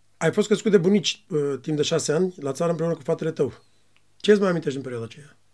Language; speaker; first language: Romanian; native; Romanian